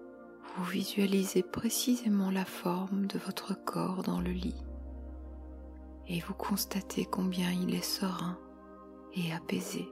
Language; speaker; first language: French; native; French